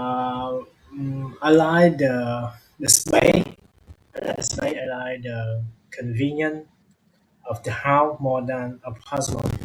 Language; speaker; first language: English; non-native, learner; Vietnamese